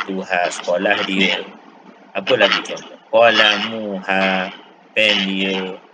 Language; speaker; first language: Malay; native; Malay